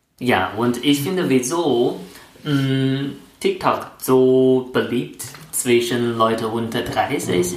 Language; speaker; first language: German; non-native, fluent; Chinese